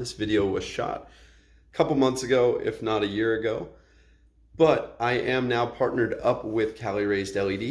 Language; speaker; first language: English; native; English